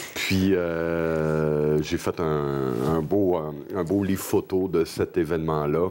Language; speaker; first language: French; native; French